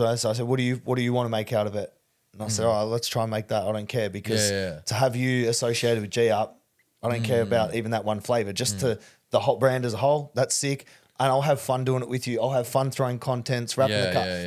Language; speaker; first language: English; native; English